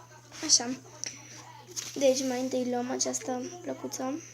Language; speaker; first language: Romanian; native; Romanian